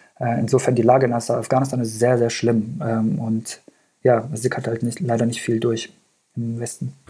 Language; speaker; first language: German; early bilingual, other home language; Persian